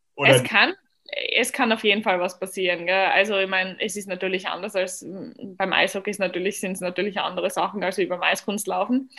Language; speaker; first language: German; native; German